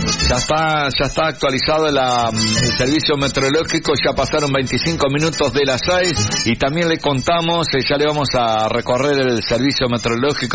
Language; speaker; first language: Spanish; native; Spanish